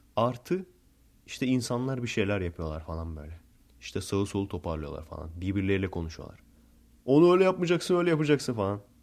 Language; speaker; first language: Turkish; early bilingual, heritage; Turkish